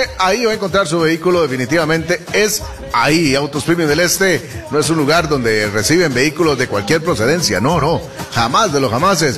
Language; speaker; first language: Spanish; native; Spanish